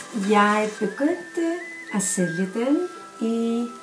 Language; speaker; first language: Danish; non-native, fluent; Icelandic